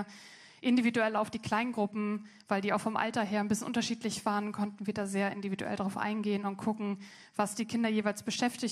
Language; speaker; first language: German; native; German